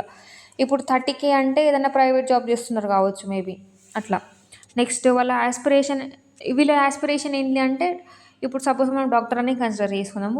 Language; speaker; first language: Telugu; native; Telugu